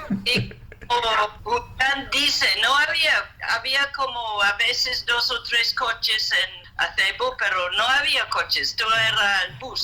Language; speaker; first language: Spanish; non-native, fluent; English